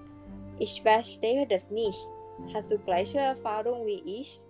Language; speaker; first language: German; non-native, learner; Thai